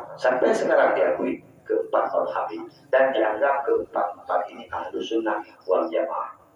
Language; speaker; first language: Malay; non-native, local second language; Achinese